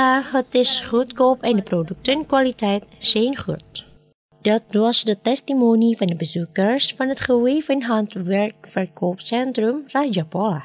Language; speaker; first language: Dutch; non-native, learner; Indonesian